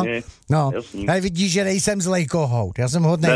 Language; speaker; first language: Czech; native; Czech